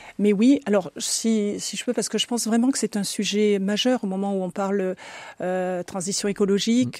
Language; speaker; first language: French; native; French